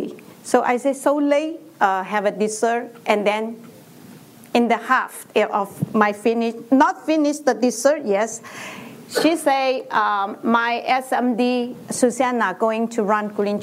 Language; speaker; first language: English; non-native, learner; Chinese